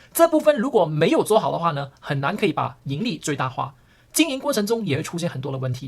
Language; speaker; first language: Chinese; early bilingual, heritage; Chinese